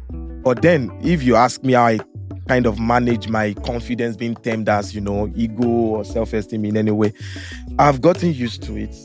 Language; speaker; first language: English; non-native, local second language; Yoruba